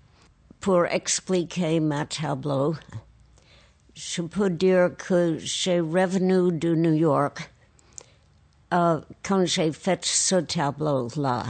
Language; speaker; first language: French; non-native, fluent; English